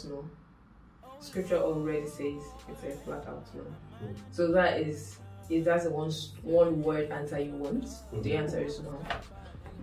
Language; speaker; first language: English; non-native, local second language; Yoruba